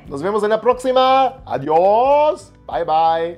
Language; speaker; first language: Spanish; non-native, learner; German